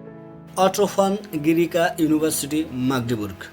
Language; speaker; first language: German; non-native, learner; Bangla